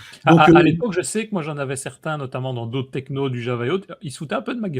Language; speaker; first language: French; native; French